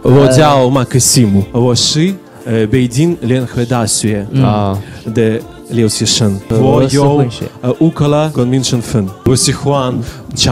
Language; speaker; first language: Chinese; non-native, learner; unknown